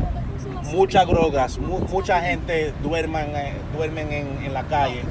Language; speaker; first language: Spanish; non-native, learner; Portuguese